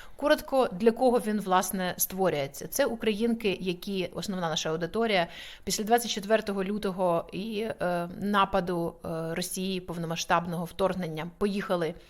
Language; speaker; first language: Ukrainian; native; Ukrainian